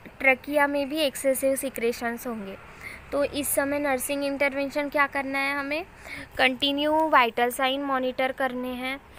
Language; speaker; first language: Hindi; non-native, local second language; Marathi